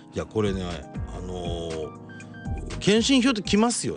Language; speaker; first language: Japanese; native; Japanese